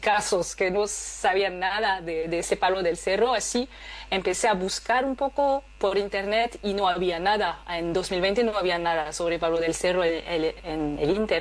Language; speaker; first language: Spanish; non-native, fluent; French